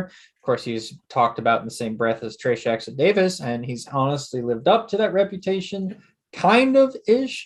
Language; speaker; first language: English; native; English